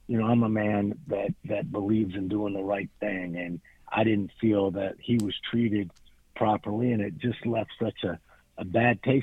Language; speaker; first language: English; native; English